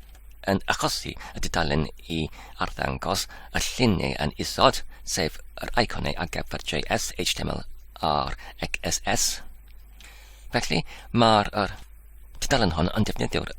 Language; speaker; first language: Welsh; non-native, learner; English